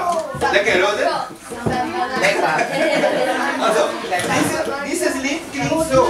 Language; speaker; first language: German; non-native, learner; Spanish